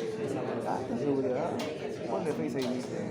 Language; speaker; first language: Spanish; native; Spanish